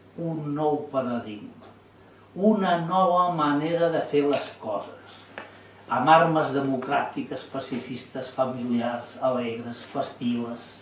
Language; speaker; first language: Catalan; native; Catalan